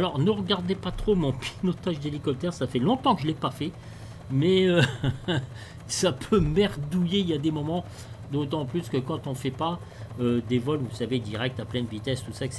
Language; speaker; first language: French; native; French